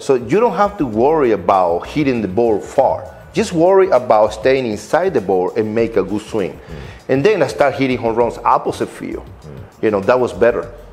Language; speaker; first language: English; non-native, fluent; Spanish